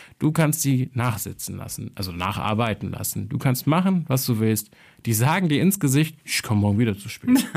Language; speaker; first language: German; early bilingual, other home language; Albanian